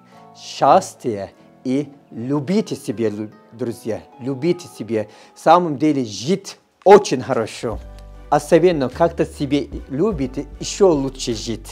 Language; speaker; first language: Russian; non-native, fluent; Turkish